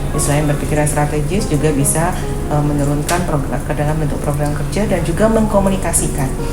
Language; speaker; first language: Indonesian; non-native, local second language; Minangkabau